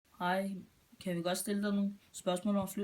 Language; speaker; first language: Danish; native; Danish